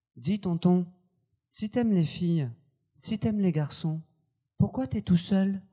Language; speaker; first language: French; native; French